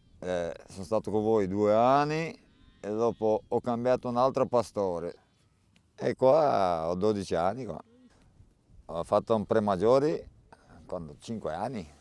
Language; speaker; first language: Italian; non-native, learner; Romanian